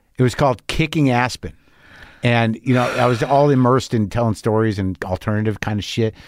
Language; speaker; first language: English; native; English